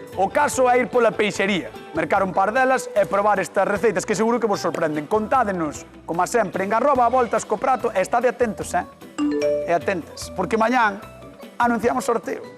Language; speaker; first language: Galician; native; Galician